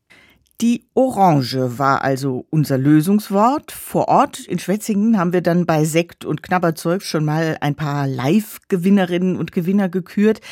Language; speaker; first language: German; native; German